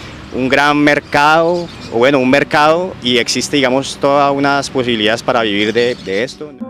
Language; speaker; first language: Spanish; native; Spanish